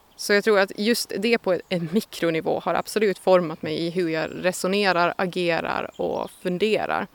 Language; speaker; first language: Swedish; native; Swedish